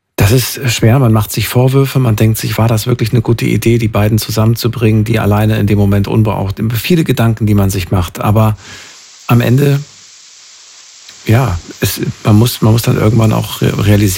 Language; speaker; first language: German; native; German